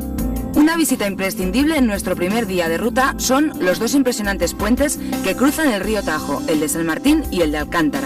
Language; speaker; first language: Spanish; native; Spanish